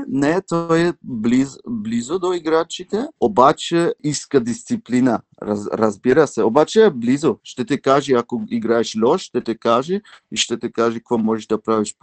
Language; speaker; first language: Bulgarian; early bilingual, heritage; Bulgarian